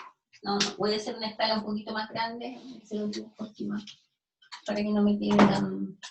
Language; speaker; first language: Spanish; native; Spanish